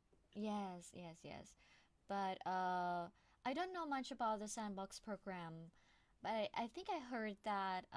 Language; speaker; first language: English; non-native, fluent; Thai